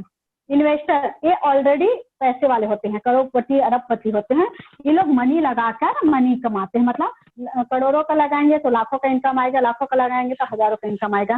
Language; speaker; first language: Hindi; native; Hindi